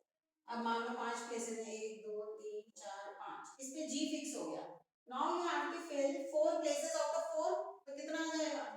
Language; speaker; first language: Hindi; native; Hindi